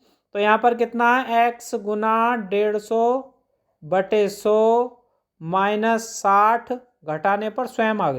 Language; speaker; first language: Hindi; native; Hindi